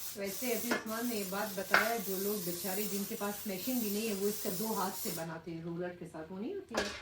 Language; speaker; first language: Urdu; non-native, fluent; Persian